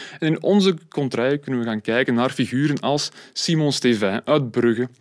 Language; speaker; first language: Dutch; native; Dutch